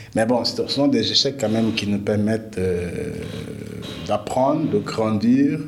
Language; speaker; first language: French; non-native, local second language; Wolof